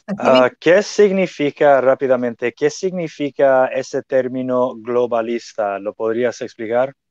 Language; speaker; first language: Spanish; non-native, fluent; English